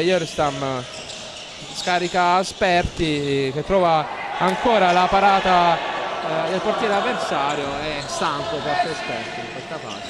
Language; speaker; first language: Italian; native; Italian